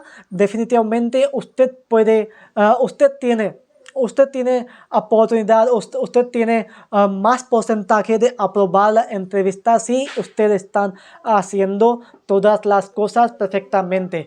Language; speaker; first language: Spanish; non-native, fluent; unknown